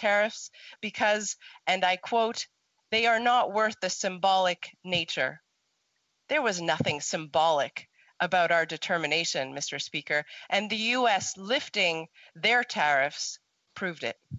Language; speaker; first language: English; native; English